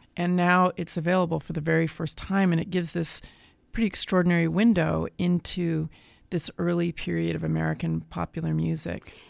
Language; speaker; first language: English; native; English